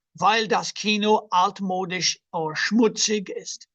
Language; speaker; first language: German; non-native, fluent; English